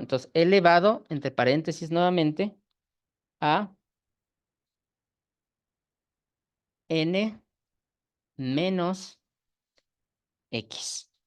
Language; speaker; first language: Spanish; native; Spanish